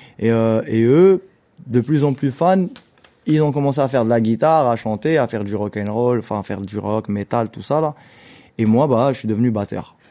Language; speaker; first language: French; non-native, local second language; Arabic